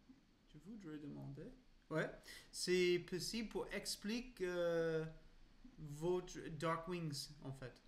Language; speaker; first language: French; non-native, learner; English